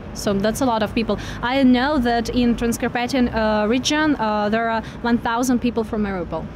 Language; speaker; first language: English; non-native, fluent; Russian